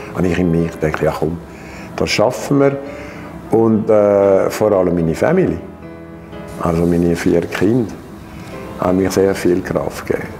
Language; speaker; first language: German; non-native, local second language; French